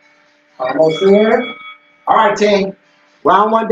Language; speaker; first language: English; native; English